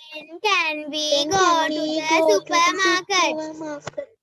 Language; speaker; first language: English; non-native, learner; Sinhala